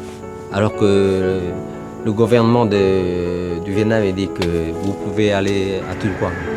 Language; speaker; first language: French; early bilingual, other home language; Vietnamese